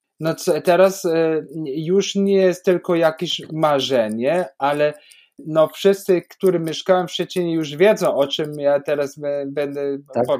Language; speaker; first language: Polish; non-native, fluent; German